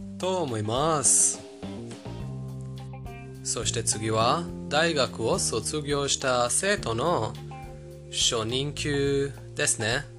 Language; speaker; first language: Japanese; non-native, fluent; Persian